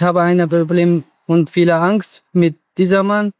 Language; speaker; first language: German; non-native, learner; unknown